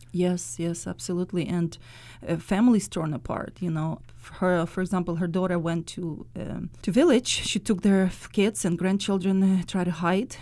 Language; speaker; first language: English; non-native, fluent; Russian